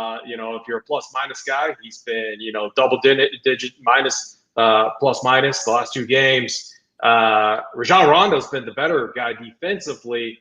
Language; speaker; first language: English; native; English